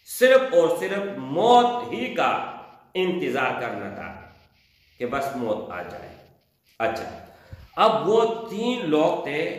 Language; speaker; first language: Urdu; non-native, local second language; Pashto